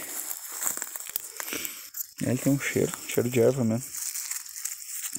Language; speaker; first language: Portuguese; native; Portuguese